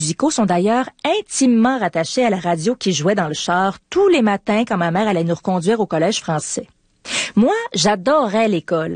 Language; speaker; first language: French; native; French